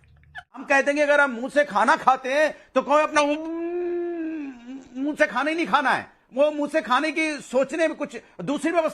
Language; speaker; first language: Hindi; native; Hindi